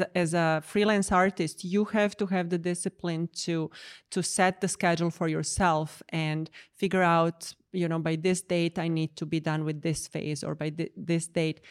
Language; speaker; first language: English; non-native, fluent; Croatian